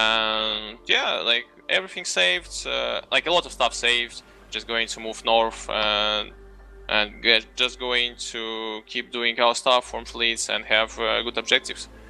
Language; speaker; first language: English; non-native, fluent; Russian